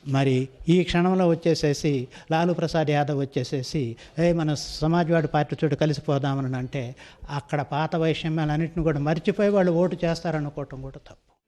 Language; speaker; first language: Telugu; native; Telugu